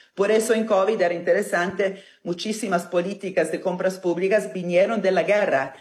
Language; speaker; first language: Spanish; non-native, fluent; Italian